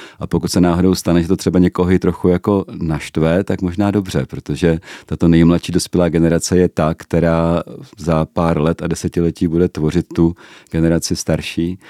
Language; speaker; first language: Czech; native; Czech